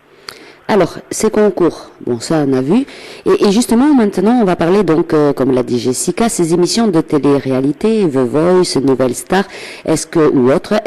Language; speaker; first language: French; native; French